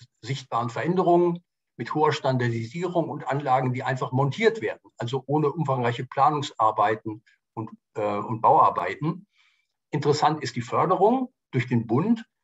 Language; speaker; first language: German; native; German